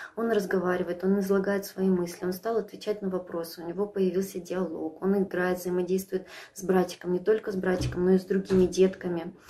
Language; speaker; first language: Russian; native; Russian